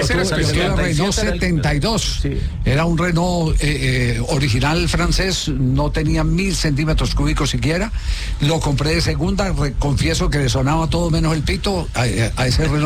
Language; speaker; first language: Spanish; native; Spanish